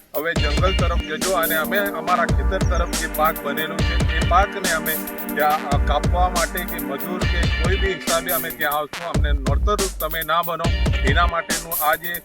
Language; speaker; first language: Gujarati; non-native, local second language; Vasavi